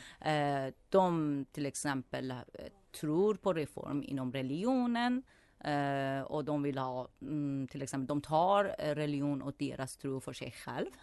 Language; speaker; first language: Swedish; non-native, fluent; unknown